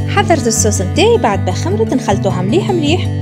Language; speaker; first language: Arabic; native; Arabic